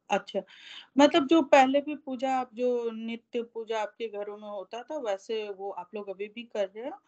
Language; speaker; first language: Hindi; native; Hindi